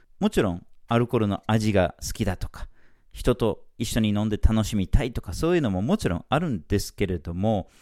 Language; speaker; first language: Japanese; non-native, fluent; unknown